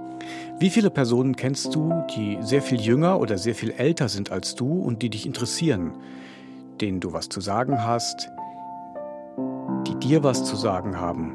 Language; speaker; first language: German; native; German